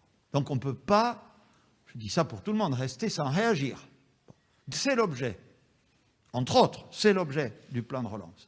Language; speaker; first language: French; native; French